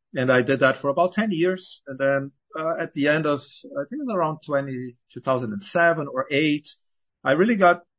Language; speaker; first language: English; non-native, fluent; Portuguese